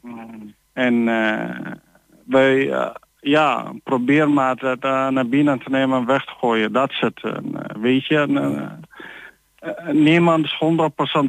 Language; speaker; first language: Dutch; non-native, learner; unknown